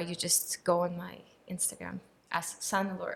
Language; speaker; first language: English; non-native, fluent; Russian